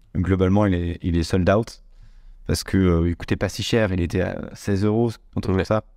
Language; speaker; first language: French; native; French